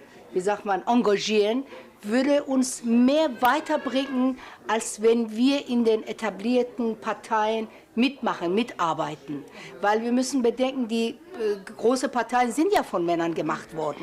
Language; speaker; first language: German; non-native, fluent; Persian